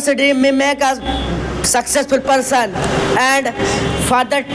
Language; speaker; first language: English; non-native, learner; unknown